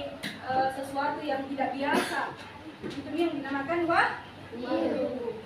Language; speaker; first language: Indonesian; native; Indonesian